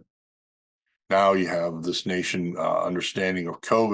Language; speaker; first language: English; native; English